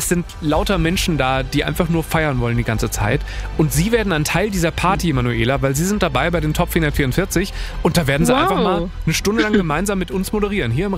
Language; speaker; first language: German; native; German